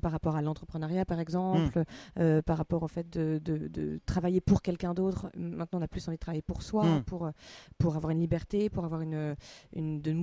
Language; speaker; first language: French; native; French